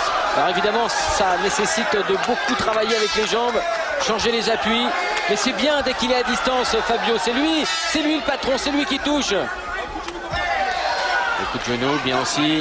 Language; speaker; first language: French; native; French